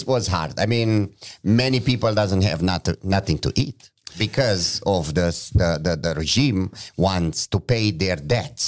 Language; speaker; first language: English; non-native, fluent; Romanian